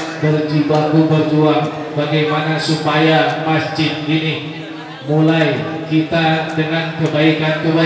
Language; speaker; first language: Indonesian; native; Indonesian